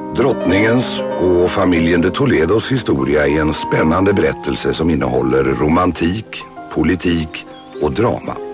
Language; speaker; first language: Swedish; native; Swedish